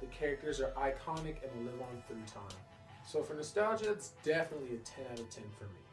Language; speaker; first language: English; native; English